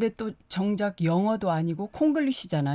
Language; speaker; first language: Korean; native; Korean